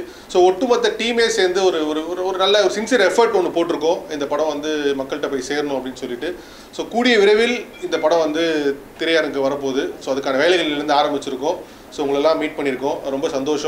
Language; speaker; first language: Tamil; native; Tamil